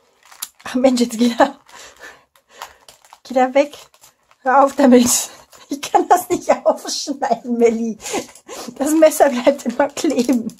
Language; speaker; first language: German; native; German